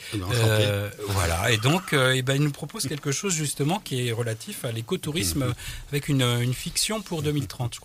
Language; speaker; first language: French; native; French